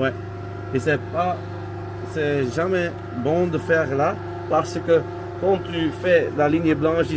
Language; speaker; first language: French; non-native, local second language; Dutch